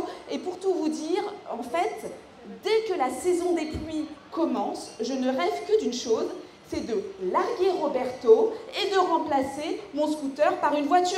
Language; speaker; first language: French; native; French